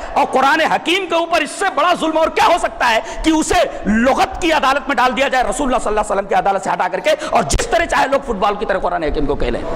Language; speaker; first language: Urdu; native; Urdu